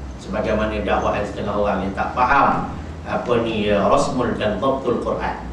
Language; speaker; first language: Malay; native; Malay